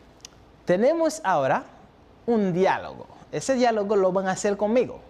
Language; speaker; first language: Spanish; non-native, fluent; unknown